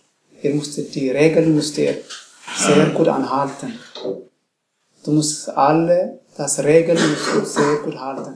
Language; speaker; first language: German; non-native, learner; Tigrinya